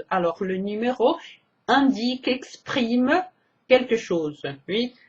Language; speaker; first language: French; non-native, fluent; Portuguese